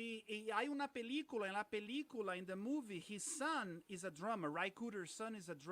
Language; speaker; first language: Spanish; non-native, fluent; Portuguese